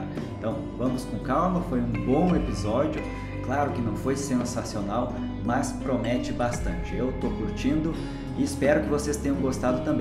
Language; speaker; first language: Portuguese; native; Portuguese